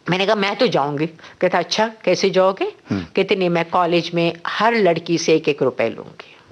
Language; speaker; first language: Hindi; non-native, local second language; Telugu